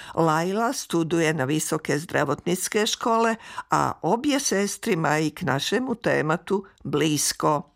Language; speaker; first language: Czech; native; Czech